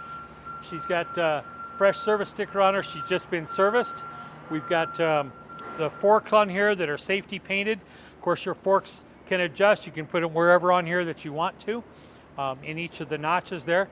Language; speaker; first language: English; native; English